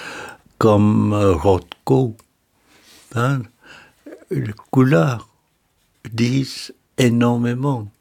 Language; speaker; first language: French; non-native, fluent; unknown